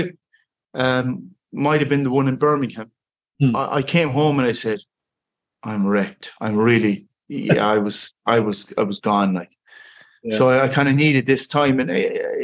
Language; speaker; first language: English; native; English